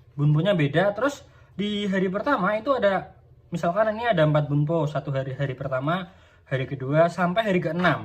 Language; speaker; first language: Indonesian; native; Indonesian